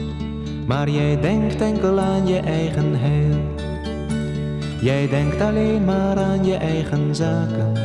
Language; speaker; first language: Dutch; native; Dutch